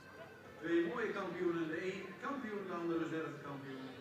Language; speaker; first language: Dutch; native; Dutch